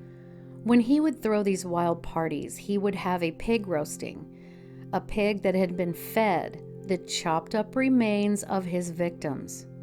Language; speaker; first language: English; native; English